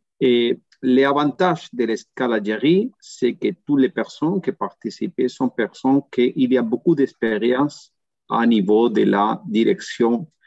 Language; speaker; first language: French; non-native, learner; Spanish